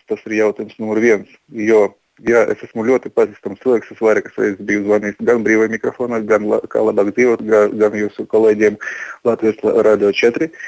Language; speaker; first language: Latvian; non-native, local second language; Russian